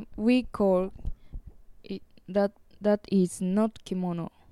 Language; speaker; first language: English; non-native, learner; Japanese